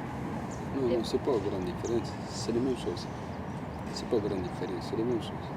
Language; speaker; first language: French; non-native, learner; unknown